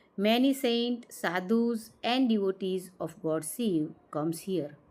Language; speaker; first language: English; non-native, local second language; Gujarati